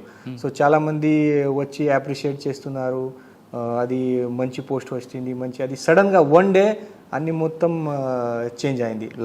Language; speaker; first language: Telugu; non-native, fluent; Marathi